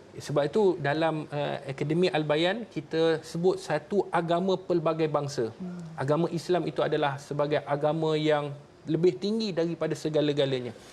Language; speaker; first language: Malay; native; Malay